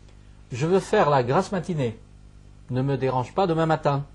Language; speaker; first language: French; non-native, fluent; Chinese